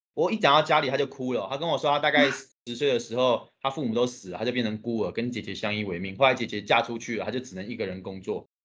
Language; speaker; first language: Chinese; native; Chinese